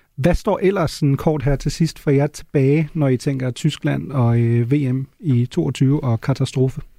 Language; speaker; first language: Danish; non-native, local second language; German